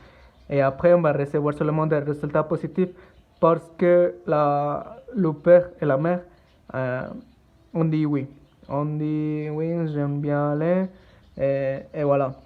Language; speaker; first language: French; non-native, learner; Spanish